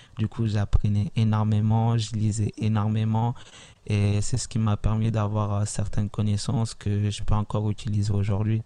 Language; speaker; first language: French; early bilingual, other home language; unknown